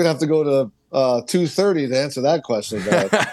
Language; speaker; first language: English; native; English